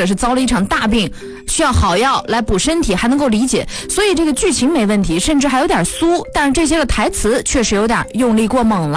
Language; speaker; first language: Chinese; native; Chinese